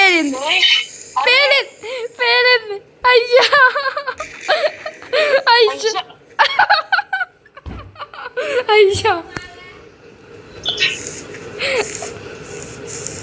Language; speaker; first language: Telugu; native; Telugu